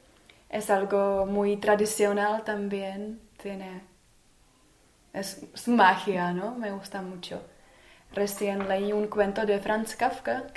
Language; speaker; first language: Spanish; non-native, fluent; Czech